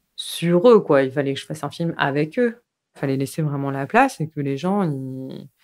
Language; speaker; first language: French; native; French